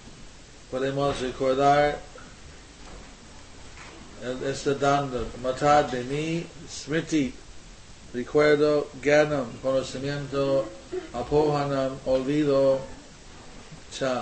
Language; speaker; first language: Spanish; non-native, learner; English